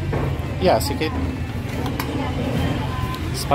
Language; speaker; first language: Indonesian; non-native, learner; Arabic